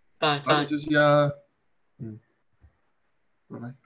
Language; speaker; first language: Chinese; native; Chinese